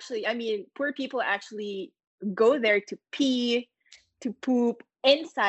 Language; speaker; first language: English; non-native, local second language; Filipino